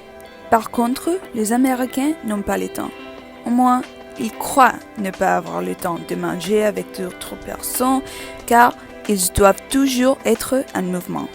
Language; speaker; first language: French; non-native, learner; English